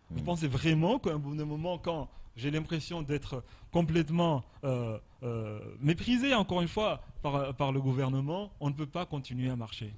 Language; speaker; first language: French; non-native, local second language; Comorian